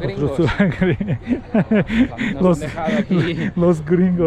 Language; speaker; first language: Spanish; non-native, learner; Turkish